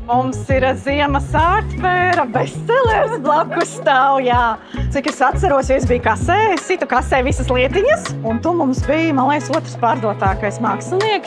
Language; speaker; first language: Latvian; native; Latvian